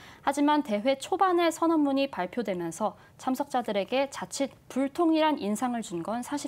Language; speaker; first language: Korean; native; Korean